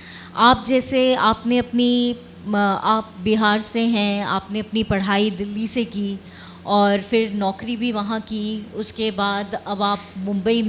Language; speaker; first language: Hindi; native; Hindi